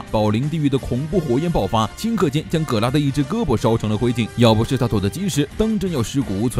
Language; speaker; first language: Chinese; native; Chinese